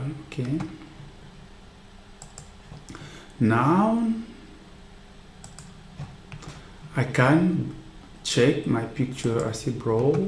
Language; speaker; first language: English; non-native, learner; French